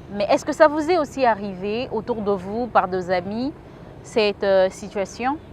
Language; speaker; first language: French; non-native, local second language; Lingala